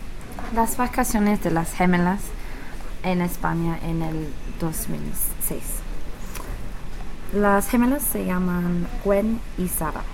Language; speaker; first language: Spanish; non-native, learner; English